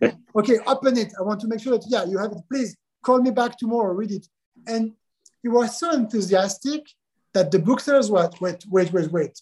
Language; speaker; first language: English; non-native, fluent; French